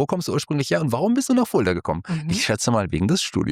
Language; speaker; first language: German; native; German